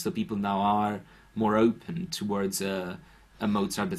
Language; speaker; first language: English; non-native, fluent; Romanian